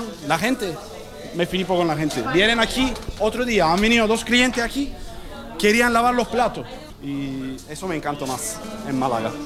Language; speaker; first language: Spanish; non-native, learner; Turkish